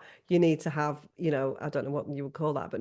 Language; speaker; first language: English; native; English